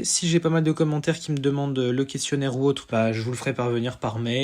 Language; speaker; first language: French; native; French